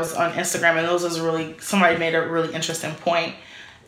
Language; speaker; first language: English; native; English